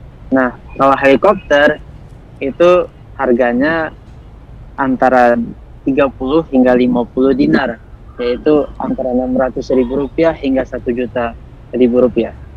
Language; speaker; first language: Indonesian; non-native, fluent; Malay